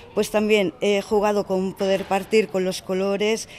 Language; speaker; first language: Spanish; native; Spanish